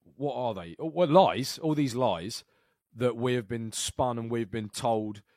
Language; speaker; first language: English; native; English